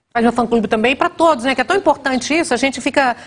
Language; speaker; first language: Portuguese; native; Portuguese